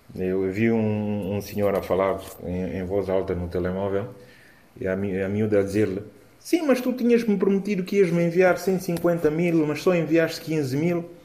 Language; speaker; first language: Portuguese; non-native, local second language; Upper Guinea Crioulo